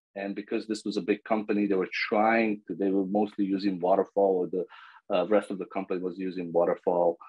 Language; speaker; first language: English; non-native, fluent; Bosnian